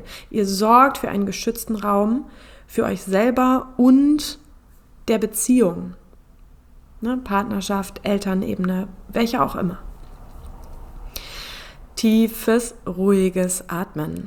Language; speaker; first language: German; native; German